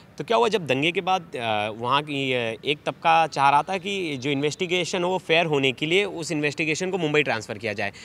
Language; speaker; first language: Hindi; native; Hindi